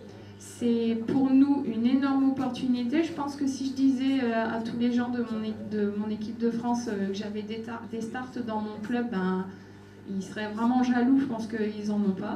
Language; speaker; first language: French; native; French